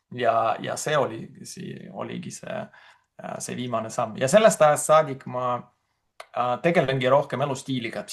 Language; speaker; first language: Estonian; non-native, fluent; Russian